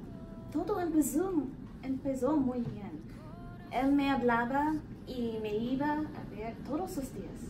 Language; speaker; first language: Spanish; non-native, learner; English